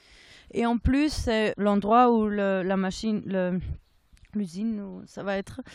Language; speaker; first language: French; non-native, fluent; German